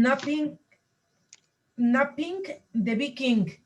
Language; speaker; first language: English; non-native, learner; Spanish